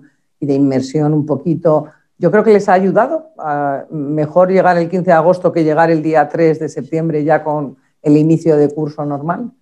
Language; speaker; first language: Spanish; native; Spanish